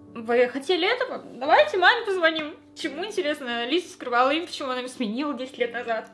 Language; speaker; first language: Russian; native; Russian